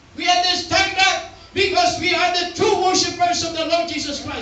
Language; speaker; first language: English; non-native, local second language; Filipino